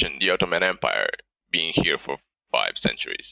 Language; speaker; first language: English; non-native, fluent; Bosnian